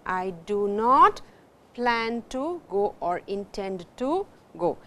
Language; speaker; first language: English; non-native, local second language; Hindi